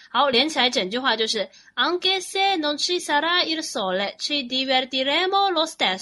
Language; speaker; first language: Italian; non-native, fluent; Chinese